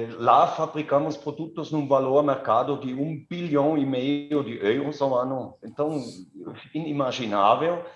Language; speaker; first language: Portuguese; non-native, fluent; German